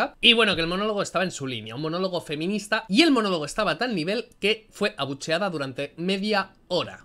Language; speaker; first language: Spanish; native; Spanish